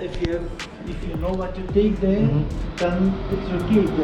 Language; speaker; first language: English; non-native, fluent; Dutch